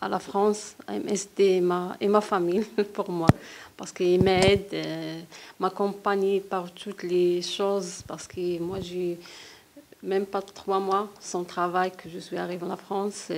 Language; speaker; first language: French; non-native, learner; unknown